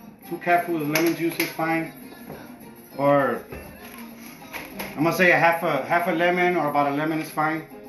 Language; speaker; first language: English; early bilingual, other home language; Spanish